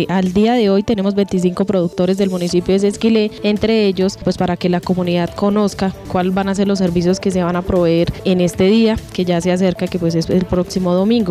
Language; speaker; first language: Spanish; native; Spanish